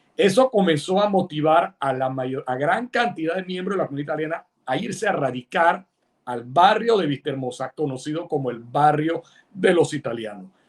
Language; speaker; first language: Spanish; early bilingual, other home language; Italian